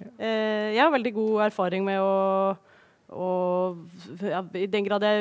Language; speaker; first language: Norwegian; native; Norwegian